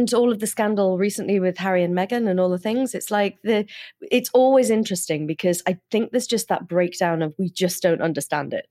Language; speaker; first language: English; native; English